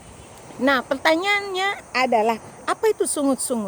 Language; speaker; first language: Indonesian; native; Indonesian